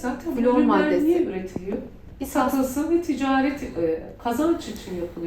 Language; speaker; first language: Turkish; native; Turkish